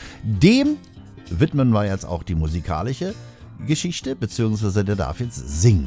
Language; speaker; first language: German; native; German